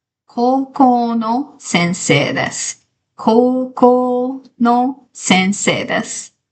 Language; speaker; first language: Japanese; non-native, fluent; English